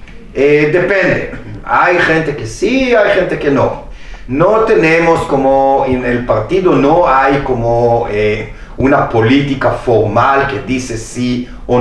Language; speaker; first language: Spanish; non-native, fluent; Hebrew